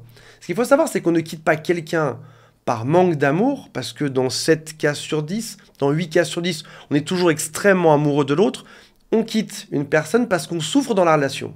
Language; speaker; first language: French; native; French